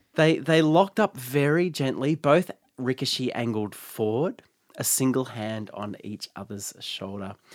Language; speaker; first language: English; native; English